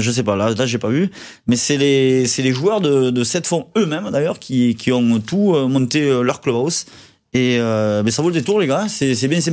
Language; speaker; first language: French; native; French